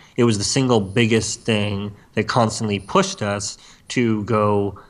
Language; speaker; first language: English; native; English